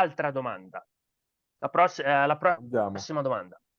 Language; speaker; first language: Italian; non-native, learner; Portuguese